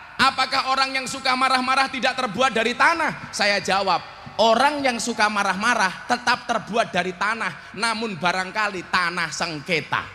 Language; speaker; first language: Indonesian; non-native, local second language; Javanese